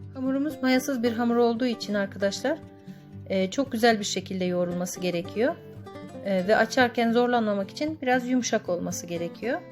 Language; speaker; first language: Turkish; native; Turkish